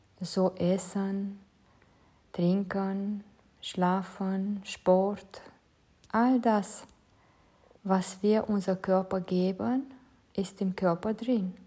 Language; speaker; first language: German; non-native, fluent; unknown